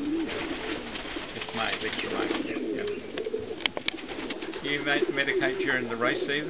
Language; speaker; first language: English; native; English